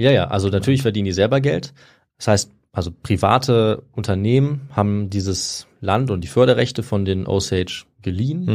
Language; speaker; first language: German; native; German